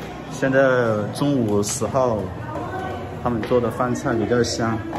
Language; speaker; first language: Chinese; non-native, fluent; Vietnamese